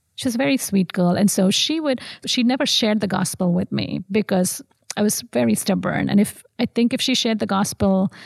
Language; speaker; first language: English; non-native, local second language; Tamil